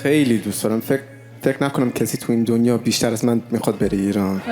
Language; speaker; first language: Persian; non-native, fluent; English